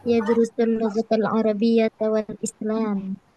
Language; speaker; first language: Arabic; non-native, learner; Indonesian